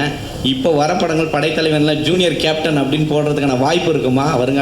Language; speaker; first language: Tamil; native; Tamil